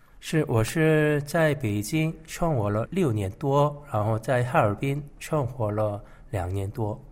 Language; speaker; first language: Chinese; non-native, fluent; Korean